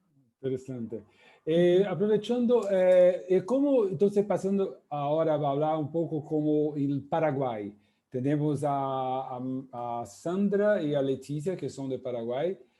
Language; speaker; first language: Spanish; non-native, fluent; Portuguese